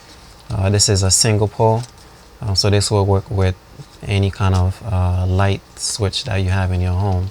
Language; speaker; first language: English; native; English